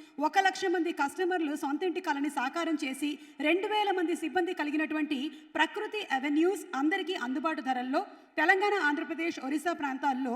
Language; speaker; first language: Telugu; native; Telugu